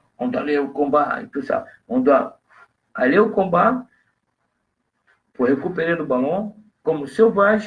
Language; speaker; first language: French; non-native, fluent; Portuguese